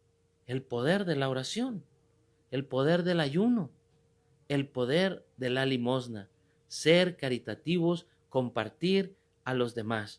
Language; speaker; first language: Spanish; native; Spanish